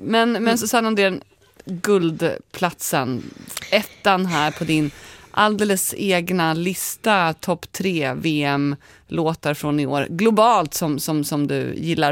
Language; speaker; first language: Swedish; native; Swedish